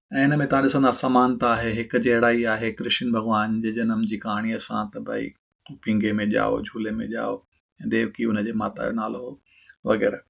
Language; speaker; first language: Sindhi; early bilingual, heritage; Sindhi